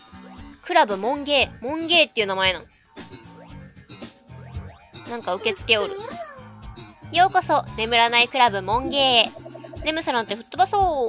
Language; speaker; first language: Japanese; native; Japanese